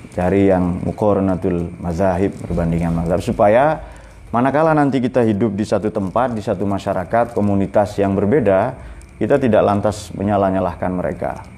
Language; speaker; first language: Indonesian; non-native, local second language; Madurese